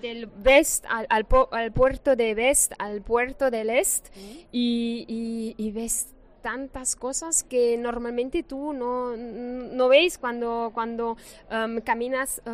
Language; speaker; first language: Spanish; non-native, fluent; German